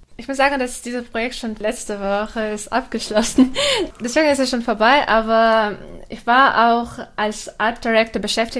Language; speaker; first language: German; non-native, fluent; Russian